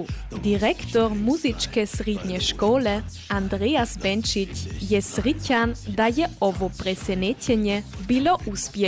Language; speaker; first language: Croatian; native; Croatian